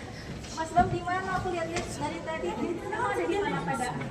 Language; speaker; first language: Indonesian; native; Indonesian